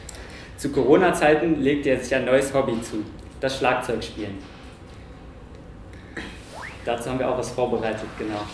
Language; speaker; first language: German; native; German